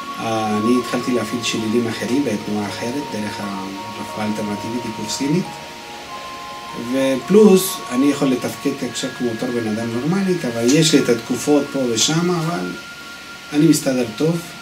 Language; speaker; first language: Hebrew; non-native, fluent; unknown